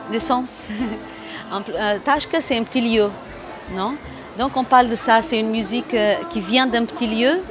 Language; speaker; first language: French; non-native, fluent; Portuguese